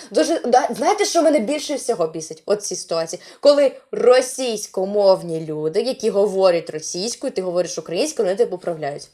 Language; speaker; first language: Ukrainian; non-native, local second language; Russian